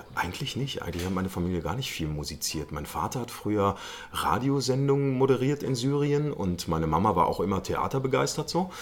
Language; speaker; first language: German; early bilingual, other home language; Arabic